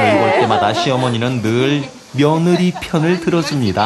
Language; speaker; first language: Korean; native; Korean